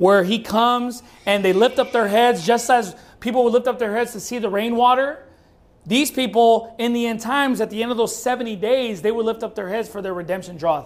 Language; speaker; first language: English; native; English